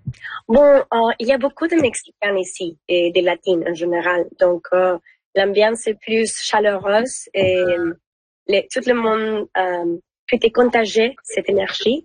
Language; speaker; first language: French; non-native, learner; Spanish